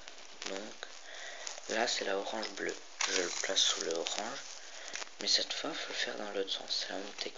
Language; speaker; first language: French; native; French